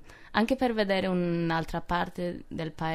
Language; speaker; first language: Italian; non-native, fluent; English